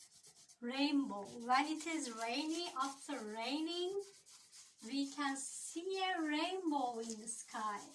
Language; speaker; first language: English; non-native, learner; Turkish